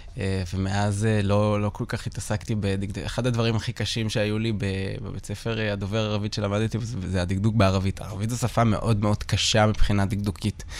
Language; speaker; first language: Hebrew; non-native, local second language; Arabic